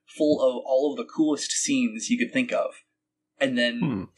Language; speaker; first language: English; native; English